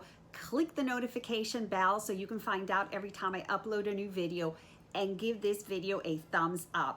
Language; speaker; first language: English; native; English